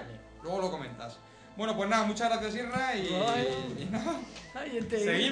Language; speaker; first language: Spanish; native; Spanish